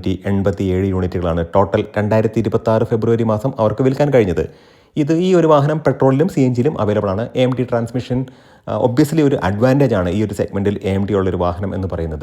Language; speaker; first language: Malayalam; native; Malayalam